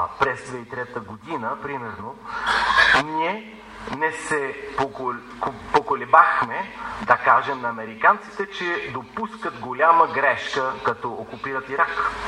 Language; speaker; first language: Bulgarian; non-native, fluent; French